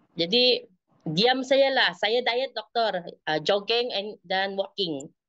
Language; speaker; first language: Malay; native; Malay